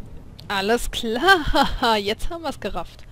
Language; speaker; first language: German; native; German